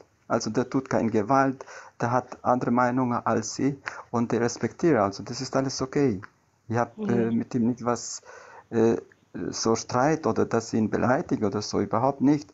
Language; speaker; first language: German; non-native, learner; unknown